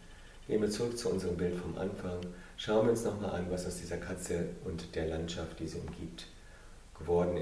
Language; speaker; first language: German; non-native, fluent; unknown